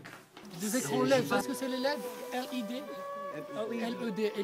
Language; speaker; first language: French; non-native, local second language; Arabic